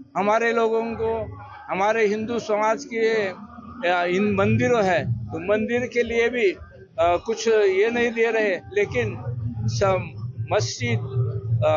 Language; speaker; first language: Hindi; non-native, local second language; Gujarati